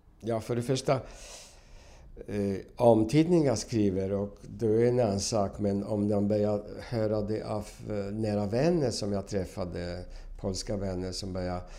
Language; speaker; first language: Swedish; non-native, fluent; Polish